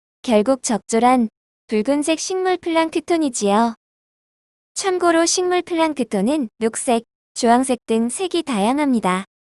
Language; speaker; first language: Korean; native; Korean